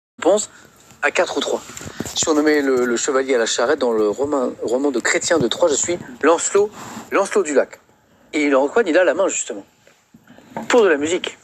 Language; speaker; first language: French; native; French